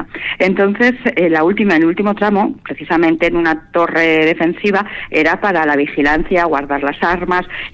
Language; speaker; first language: Spanish; native; Spanish